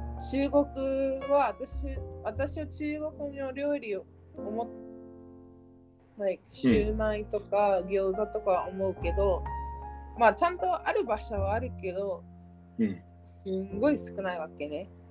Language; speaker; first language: Japanese; early bilingual, heritage; Japanese